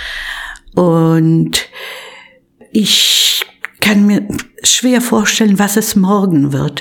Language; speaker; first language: German; non-native, fluent; Polish